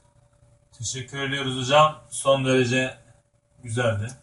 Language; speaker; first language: Turkish; native; Turkish